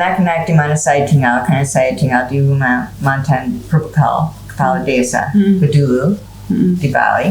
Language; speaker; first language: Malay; non-native, fluent; English